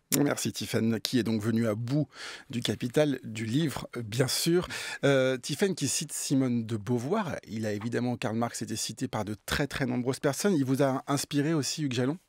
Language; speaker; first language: French; native; French